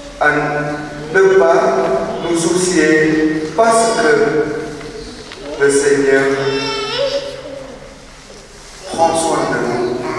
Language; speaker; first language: French; non-native, fluent; Vietnamese